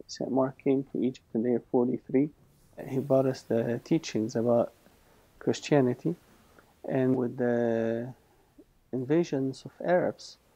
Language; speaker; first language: English; non-native, fluent; Arabic